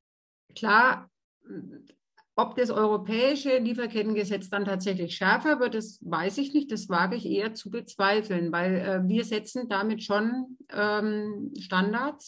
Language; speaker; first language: German; native; German